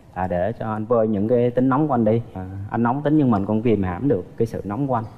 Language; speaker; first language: Vietnamese; native; Vietnamese